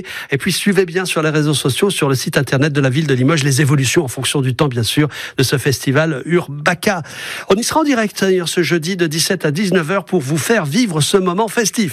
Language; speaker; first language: French; native; French